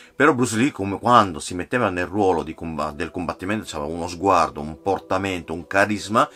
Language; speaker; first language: Italian; non-native, fluent; Korean